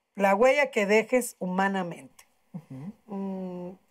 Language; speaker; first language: Spanish; native; Spanish